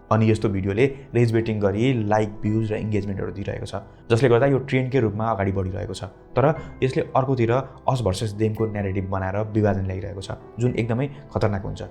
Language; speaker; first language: Nepali; native; Nepali